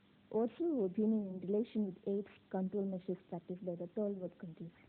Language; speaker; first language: English; non-native, local second language; Tamil